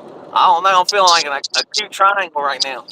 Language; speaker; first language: English; native; English